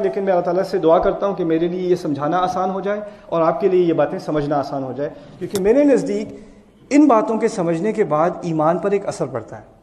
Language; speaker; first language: Urdu; early bilingual, heritage; Urdu